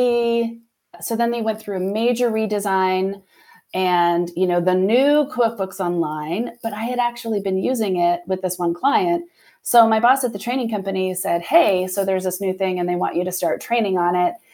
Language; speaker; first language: English; native; English